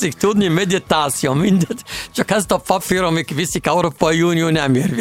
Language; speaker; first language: Hungarian; non-native, learner; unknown